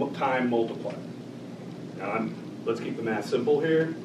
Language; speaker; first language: English; native; English